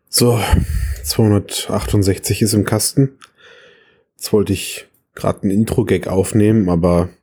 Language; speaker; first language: German; native; German